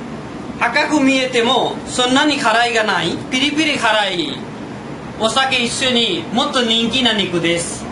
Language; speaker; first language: Japanese; non-native, learner; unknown